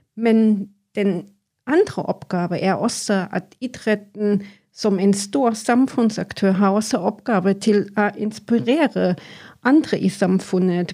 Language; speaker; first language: Norwegian; non-native, fluent; German